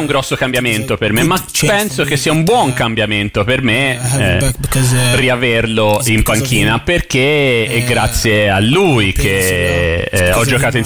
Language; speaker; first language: Italian; non-native, fluent; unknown